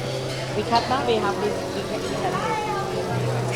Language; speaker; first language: English; non-native, learner; Thai